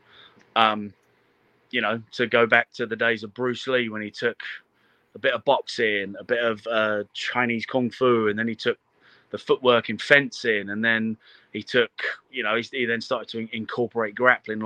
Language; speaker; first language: English; native; English